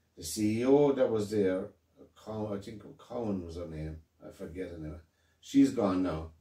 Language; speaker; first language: English; native; English